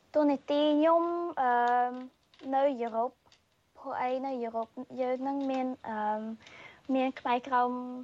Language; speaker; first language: Khmer; early bilingual, heritage; Khmer